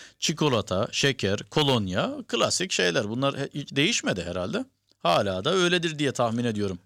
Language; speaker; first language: Turkish; native; Turkish